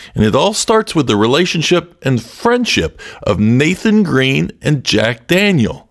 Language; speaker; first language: English; native; English